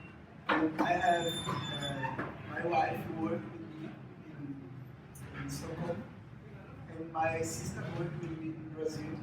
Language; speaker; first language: English; non-native, fluent; Portuguese